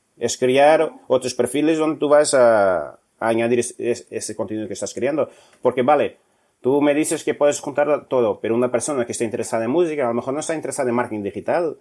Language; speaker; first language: Spanish; non-native, fluent; Portuguese